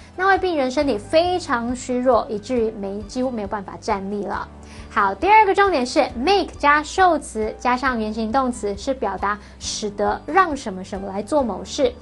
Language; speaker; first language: Chinese; native; Chinese